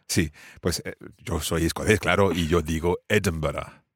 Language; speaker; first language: Spanish; non-native, fluent; English